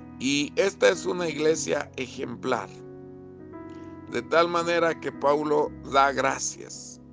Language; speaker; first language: Spanish; native; Spanish